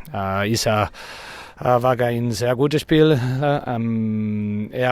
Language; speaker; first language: German; non-native, learner; Spanish